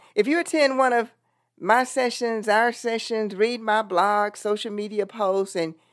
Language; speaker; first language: English; native; English